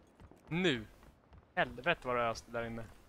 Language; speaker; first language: Swedish; native; Swedish